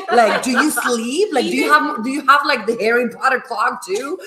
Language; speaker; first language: English; non-native, fluent; Spanish